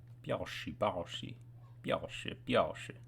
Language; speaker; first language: Chinese; non-native, learner; English